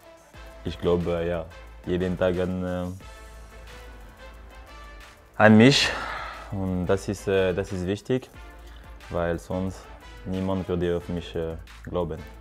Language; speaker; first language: German; non-native, learner; French